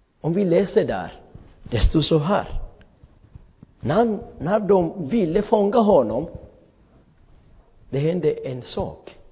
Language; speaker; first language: Swedish; non-native, fluent; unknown